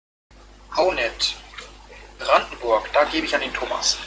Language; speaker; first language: German; native; German